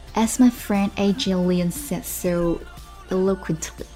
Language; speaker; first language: English; non-native, fluent; Chinese